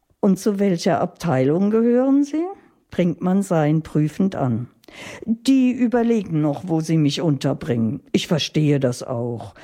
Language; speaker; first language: German; native; German